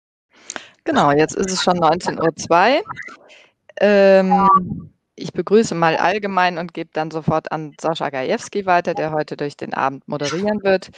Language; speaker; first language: German; native; German